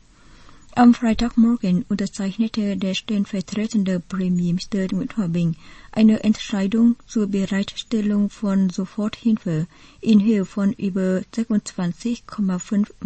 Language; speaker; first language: German; non-native, fluent; Vietnamese